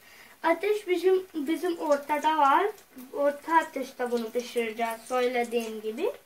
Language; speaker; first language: Turkish; non-native, fluent; Urdu